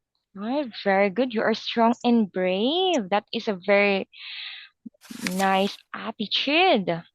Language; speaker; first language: English; non-native, local second language; Filipino